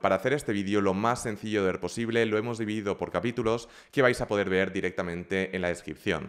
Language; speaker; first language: Spanish; native; Spanish